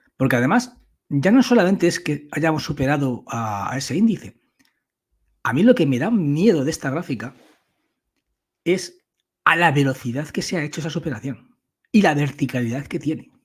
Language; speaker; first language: Spanish; native; Spanish